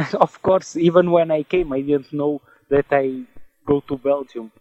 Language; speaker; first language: English; non-native, learner; Portuguese